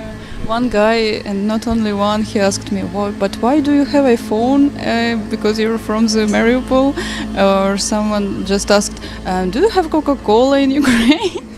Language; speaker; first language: English; non-native, fluent; Ukrainian